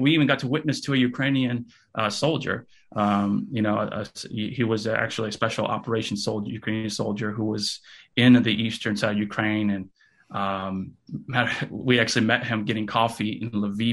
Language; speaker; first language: English; early bilingual, other home language; Russian